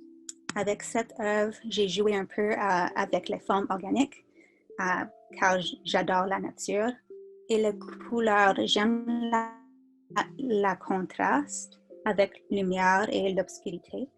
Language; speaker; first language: French; non-native, fluent; English